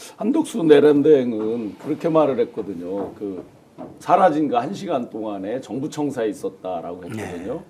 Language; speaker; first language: Korean; native; Korean